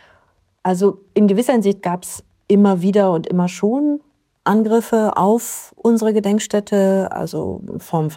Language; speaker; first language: German; native; German